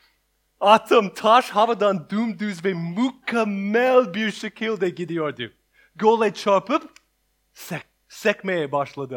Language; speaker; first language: Turkish; non-native, learner; English